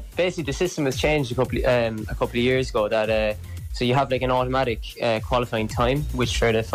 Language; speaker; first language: English; native; English